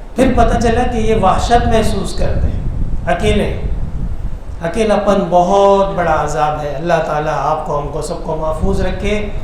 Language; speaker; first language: Urdu; non-native, local second language; Pashto